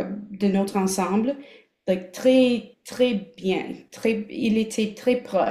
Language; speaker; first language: French; non-native, local second language; English